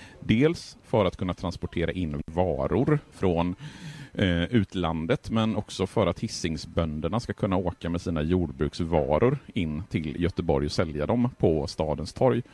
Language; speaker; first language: Swedish; native; Swedish